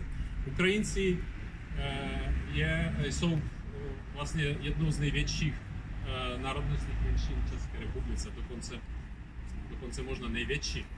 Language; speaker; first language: Czech; non-native, fluent; Ukrainian